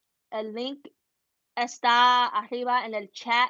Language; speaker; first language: Spanish; early bilingual, heritage; Spanish